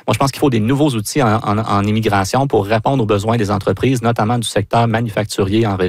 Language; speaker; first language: French; native; French